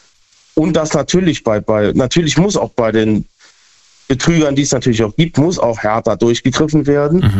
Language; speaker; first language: German; native; German